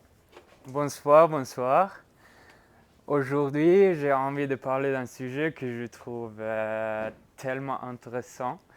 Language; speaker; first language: French; non-native, fluent; Norwegian